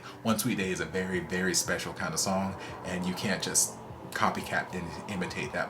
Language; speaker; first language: English; native; English